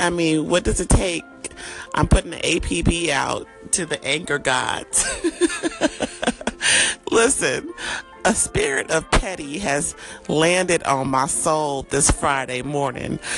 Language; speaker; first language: English; native; English